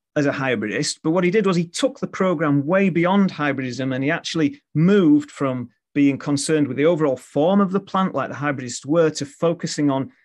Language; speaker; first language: English; native; English